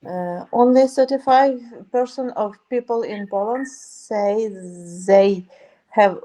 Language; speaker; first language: English; non-native, learner; Ukrainian